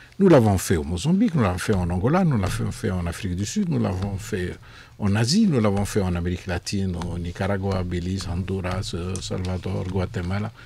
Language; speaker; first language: French; non-native, local second language; Arabic